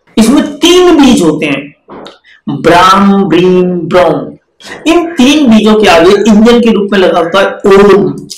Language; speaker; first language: Hindi; native; Hindi